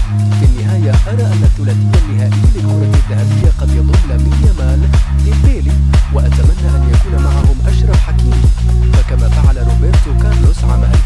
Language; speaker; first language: Arabic; native; Arabic